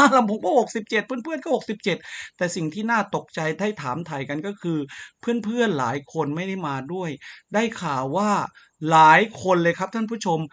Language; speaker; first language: Thai; native; Thai